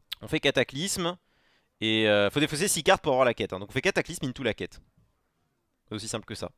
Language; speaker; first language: French; native; French